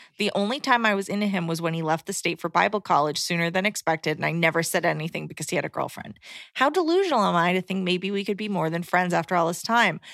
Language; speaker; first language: English; native; English